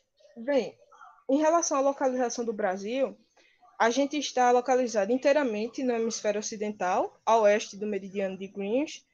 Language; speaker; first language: Portuguese; native; Portuguese